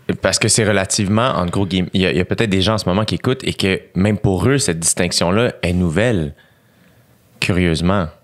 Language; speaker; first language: French; native; French